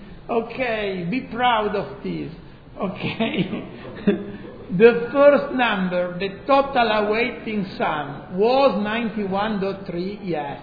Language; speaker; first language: English; non-native, fluent; Italian